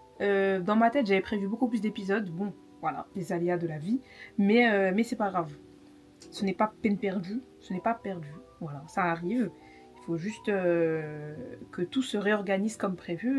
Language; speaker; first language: French; native; French